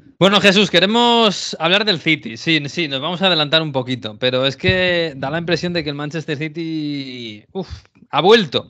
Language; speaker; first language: Spanish; native; Spanish